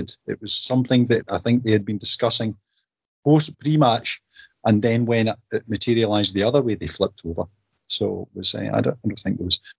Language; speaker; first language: English; native; English